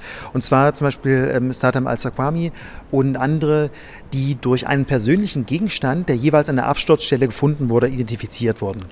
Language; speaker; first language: German; native; German